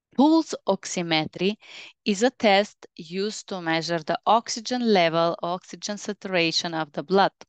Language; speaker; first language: English; non-native, fluent; Bulgarian